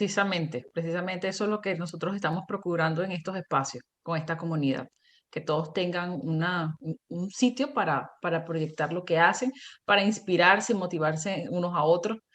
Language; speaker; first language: Spanish; native; Spanish